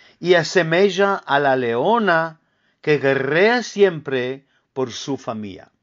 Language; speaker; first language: Spanish; early bilingual, heritage; Ladino